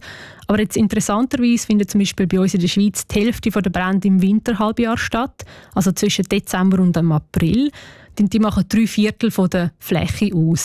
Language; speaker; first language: German; native; German